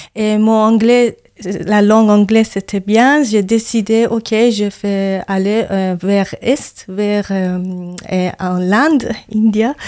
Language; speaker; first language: French; non-native, fluent; Persian